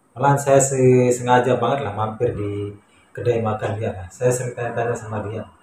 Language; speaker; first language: Indonesian; native; Indonesian